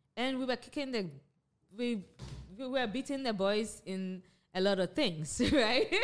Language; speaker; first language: English; non-native, local second language; Akan